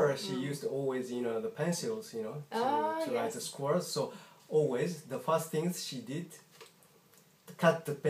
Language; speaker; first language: English; non-native, fluent; Japanese